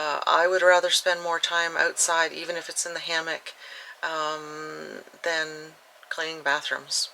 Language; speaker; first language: English; native; English